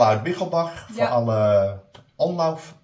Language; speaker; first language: German; non-native, fluent; Dutch